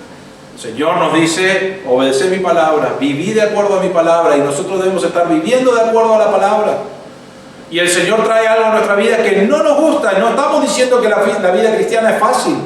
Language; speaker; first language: Spanish; native; Spanish